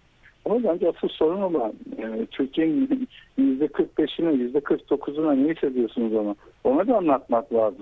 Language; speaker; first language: Turkish; native; Turkish